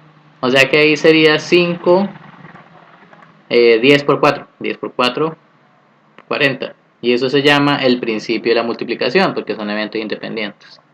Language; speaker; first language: Spanish; native; Spanish